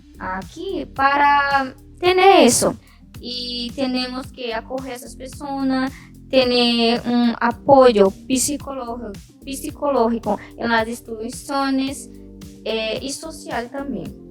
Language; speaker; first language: Spanish; non-native, learner; Portuguese